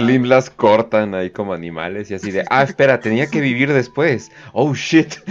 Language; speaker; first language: Spanish; native; Spanish